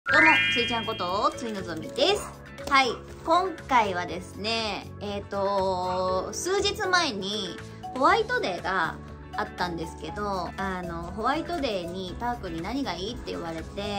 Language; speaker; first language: Japanese; native; Japanese